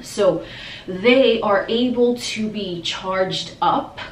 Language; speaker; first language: English; native; English